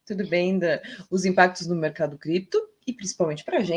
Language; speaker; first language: Portuguese; native; Portuguese